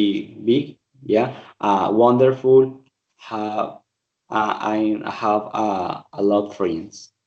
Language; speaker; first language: English; non-native, learner; Spanish